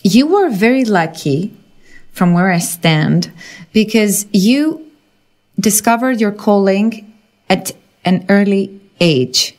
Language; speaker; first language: English; non-native, fluent; Greek